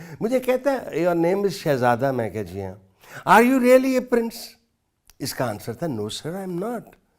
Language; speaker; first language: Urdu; non-native, local second language; Punjabi